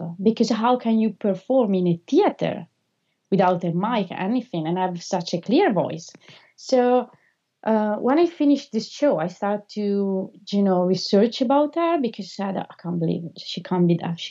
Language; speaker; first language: English; non-native, fluent; Italian